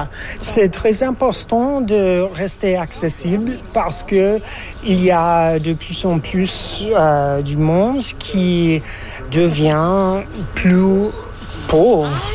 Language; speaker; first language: French; non-native, fluent; English